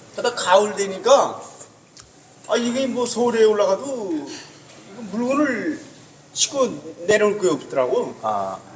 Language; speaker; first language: Korean; native; Korean